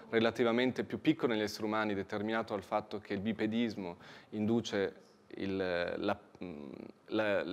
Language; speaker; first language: Italian; native; Italian